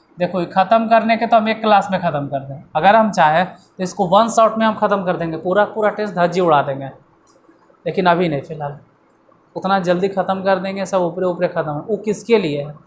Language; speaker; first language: Hindi; native; Hindi